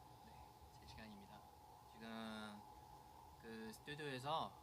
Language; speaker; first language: Korean; non-native, fluent; Chinese